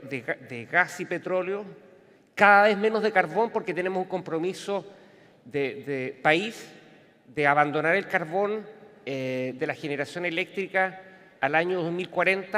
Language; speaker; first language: Spanish; native; Spanish